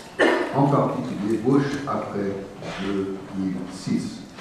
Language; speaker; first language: French; non-native, fluent; English